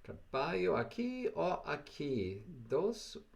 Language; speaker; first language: Spanish; non-native, learner; English